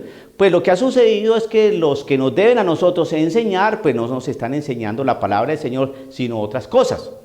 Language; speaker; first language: Spanish; native; Spanish